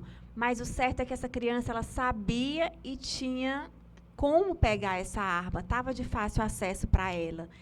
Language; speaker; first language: Portuguese; native; Portuguese